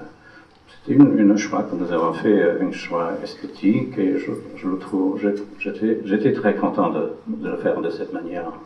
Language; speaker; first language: French; non-native, fluent; English